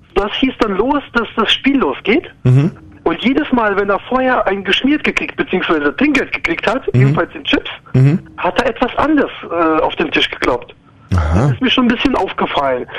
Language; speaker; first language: German; non-native, fluent; Ukrainian